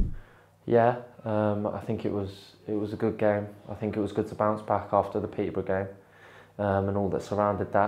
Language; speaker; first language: English; native; English